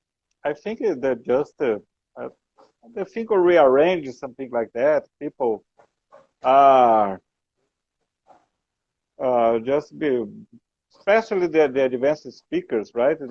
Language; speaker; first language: English; non-native, learner; Portuguese